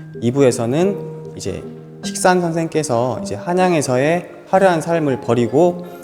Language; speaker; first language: Korean; native; Korean